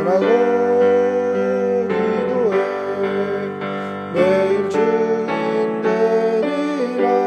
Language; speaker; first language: Korean; native; Korean